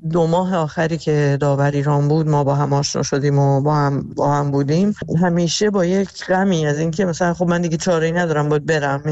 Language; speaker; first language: Persian; native; Persian